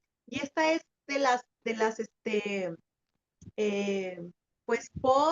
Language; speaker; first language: Spanish; native; Spanish